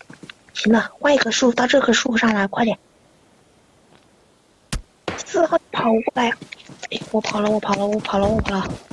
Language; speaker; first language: Chinese; native; Chinese